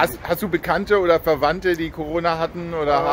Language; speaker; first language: German; native; German